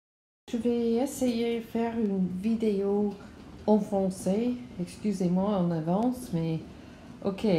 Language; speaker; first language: French; non-native, learner; English